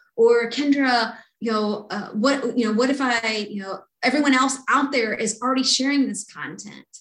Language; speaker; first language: English; native; English